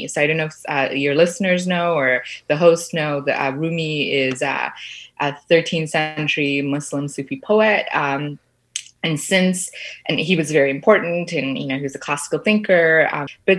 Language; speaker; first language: English; native; English